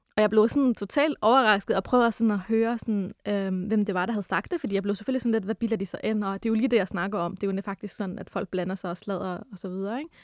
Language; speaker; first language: Danish; early bilingual, other home language; Arabic